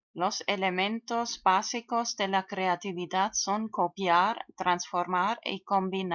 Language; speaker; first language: Spanish; non-native, fluent; German